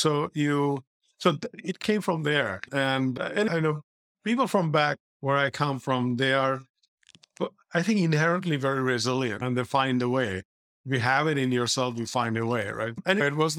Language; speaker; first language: English; non-native, local second language; Bangla